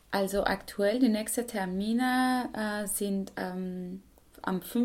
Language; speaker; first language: German; non-native, fluent; Persian